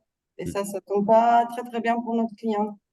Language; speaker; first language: French; non-native, fluent; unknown